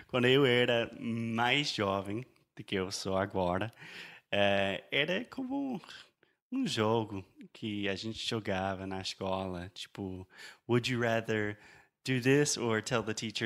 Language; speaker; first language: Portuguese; non-native, fluent; English